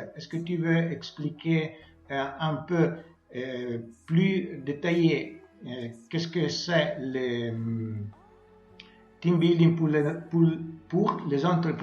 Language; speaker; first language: French; non-native, learner; Italian